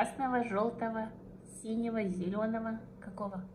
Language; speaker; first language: Russian; native; Russian